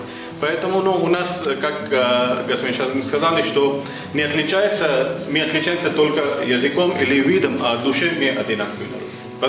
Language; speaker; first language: Russian; non-native, fluent; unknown